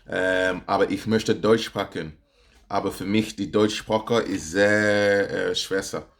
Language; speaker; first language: German; non-native, learner; English